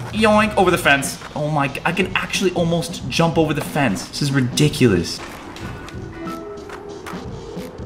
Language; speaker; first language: English; native; English